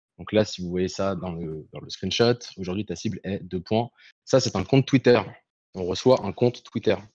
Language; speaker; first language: French; native; French